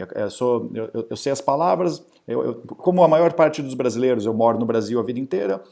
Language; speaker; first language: Portuguese; native; Portuguese